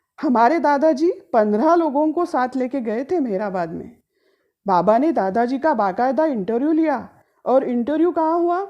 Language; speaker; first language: Hindi; non-native, local second language; Marathi